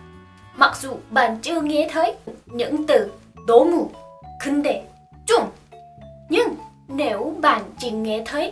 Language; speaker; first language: Vietnamese; non-native, fluent; Korean